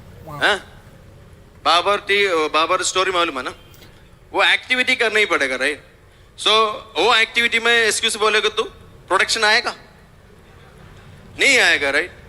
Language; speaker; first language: Hindi; non-native, local second language; Malayalam